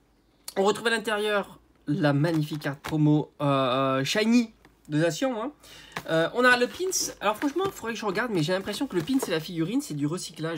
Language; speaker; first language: French; native; French